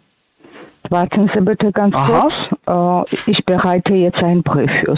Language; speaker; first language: German; non-native, fluent; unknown